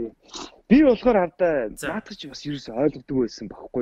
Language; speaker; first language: Mongolian; native; Mongolian